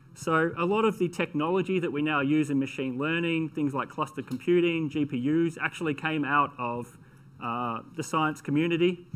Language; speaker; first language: English; native; English